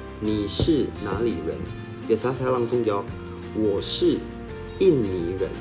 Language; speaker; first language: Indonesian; native; Indonesian